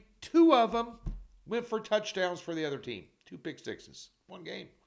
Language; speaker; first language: English; native; English